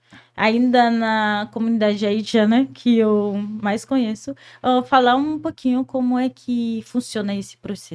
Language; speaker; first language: Portuguese; non-native, fluent; Haitian Creole